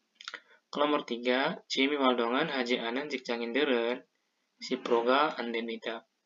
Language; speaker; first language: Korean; non-native, fluent; Indonesian